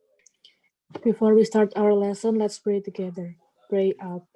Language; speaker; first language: English; non-native, learner; Indonesian